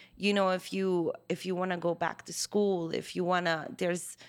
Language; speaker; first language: English; non-native, fluent; Hungarian